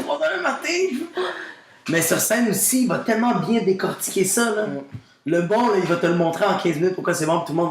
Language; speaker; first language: French; native; French